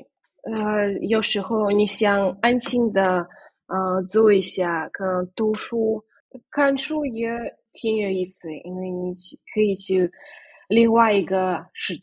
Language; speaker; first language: Chinese; non-native, fluent; Russian